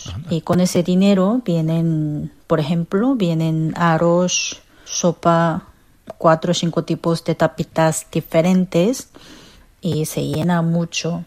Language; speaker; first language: Spanish; non-native, fluent; Korean